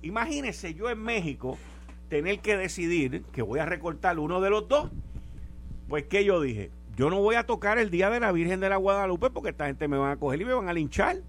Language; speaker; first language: Spanish; native; Spanish